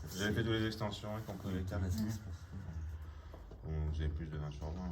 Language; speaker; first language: French; native; French